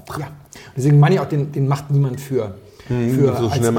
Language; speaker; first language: German; native; German